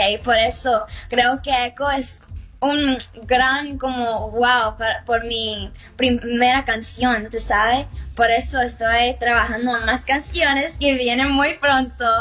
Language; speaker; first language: Spanish; early bilingual, heritage; English